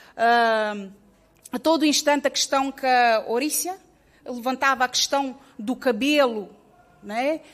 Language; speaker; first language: Portuguese; native; Portuguese